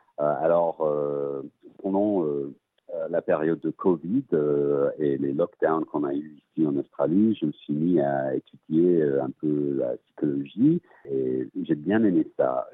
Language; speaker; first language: French; early bilingual, heritage; English